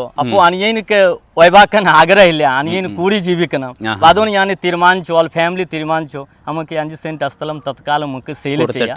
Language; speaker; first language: Malayalam; non-native, fluent; Hindi